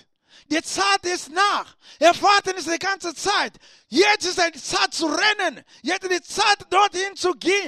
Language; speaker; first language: German; non-native, learner; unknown